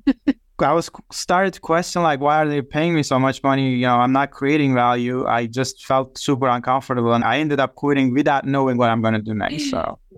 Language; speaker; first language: English; non-native, fluent; Turkish